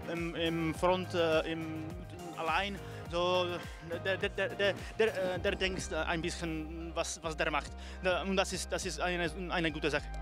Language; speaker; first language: German; non-native, learner; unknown